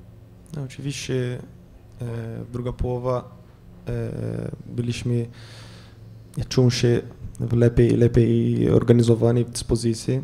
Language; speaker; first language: Polish; non-native, fluent; Portuguese